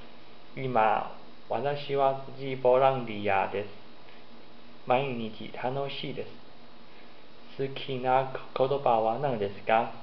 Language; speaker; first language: Japanese; non-native, learner; Chinese